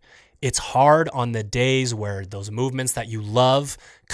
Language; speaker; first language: English; native; English